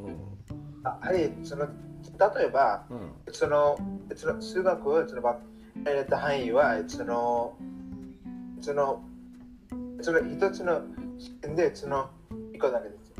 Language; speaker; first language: Japanese; non-native, learner; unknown